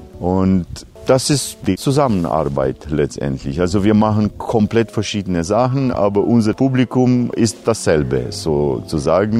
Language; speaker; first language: German; non-native, fluent; Romanian